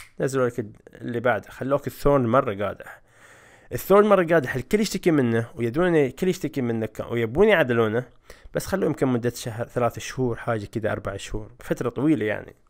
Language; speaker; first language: Arabic; native; Arabic